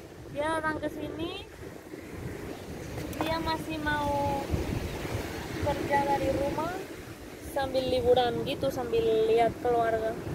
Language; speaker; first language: Indonesian; non-native, fluent; Spanish